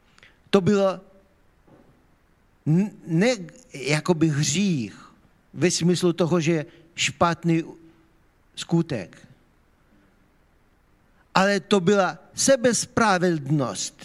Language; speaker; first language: Czech; non-native, fluent; Ukrainian